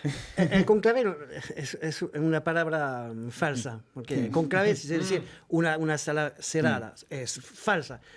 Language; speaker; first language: Spanish; non-native, fluent; French